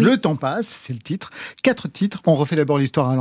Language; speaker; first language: French; native; French